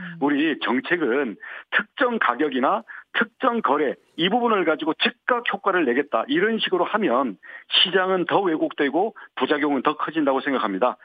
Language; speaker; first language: Korean; native; Korean